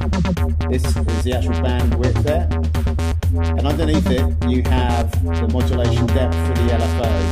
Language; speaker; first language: English; native; English